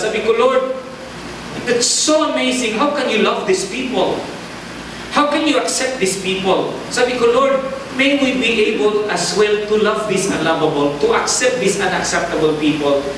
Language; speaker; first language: English; non-native, local second language; Chavacano